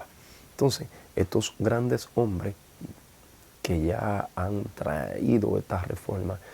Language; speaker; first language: Spanish; native; Spanish